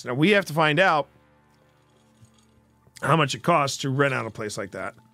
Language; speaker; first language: English; native; English